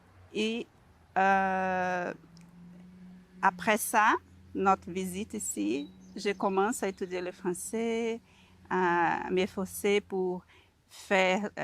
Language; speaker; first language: French; non-native, learner; Portuguese